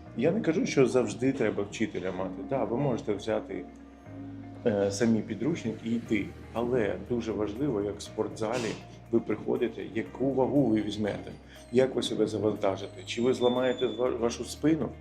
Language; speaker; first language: Ukrainian; non-native, local second language; Russian